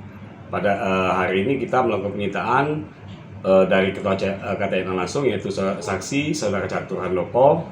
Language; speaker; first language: Indonesian; native; Indonesian